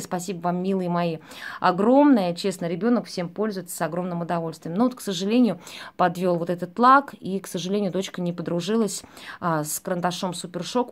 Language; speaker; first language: Russian; native; Russian